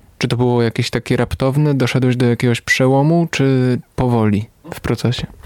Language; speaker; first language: Polish; native; Polish